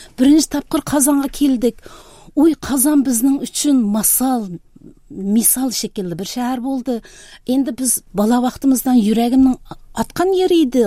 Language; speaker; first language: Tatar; early bilingual, heritage; Tatar